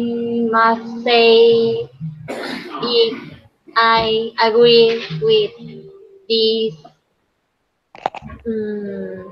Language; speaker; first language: English; non-native, learner; Spanish